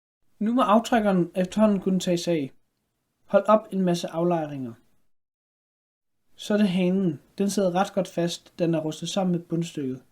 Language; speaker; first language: Danish; native; Danish